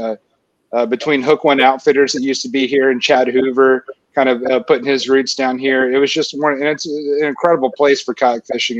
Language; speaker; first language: English; native; English